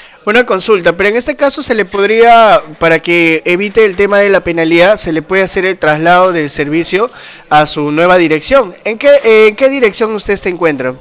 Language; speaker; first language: Spanish; native; Spanish